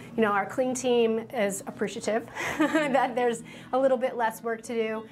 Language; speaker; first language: English; native; English